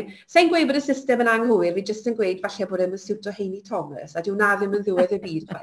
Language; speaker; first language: Welsh; native; Welsh